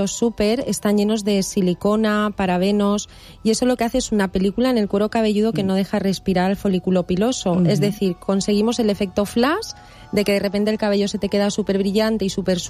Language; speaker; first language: Spanish; native; Spanish